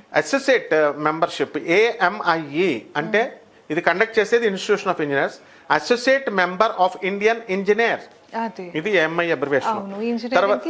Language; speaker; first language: Telugu; native; Telugu